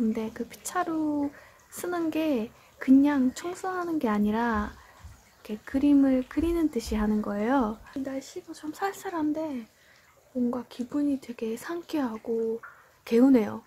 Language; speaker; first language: Korean; non-native, fluent; Estonian